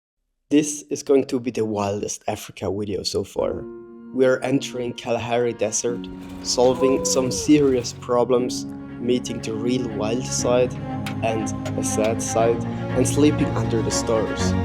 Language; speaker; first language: English; non-native, fluent; German